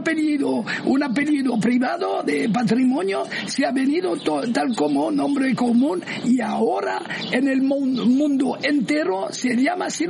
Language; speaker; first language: Spanish; non-native, fluent; French